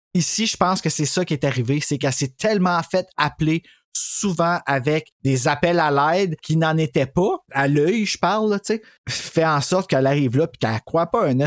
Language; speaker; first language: French; native; French